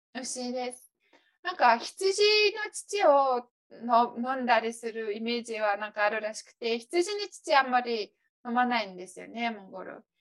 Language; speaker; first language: Japanese; non-native, fluent; Mongolian